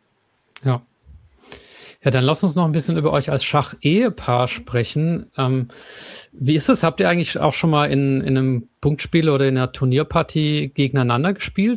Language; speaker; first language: German; native; German